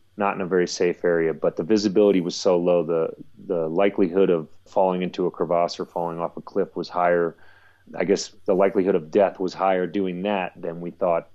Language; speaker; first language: English; native; English